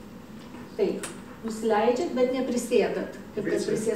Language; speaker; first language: Lithuanian; native; Lithuanian